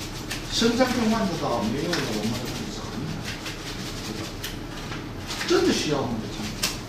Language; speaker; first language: Chinese; non-native, fluent; Korean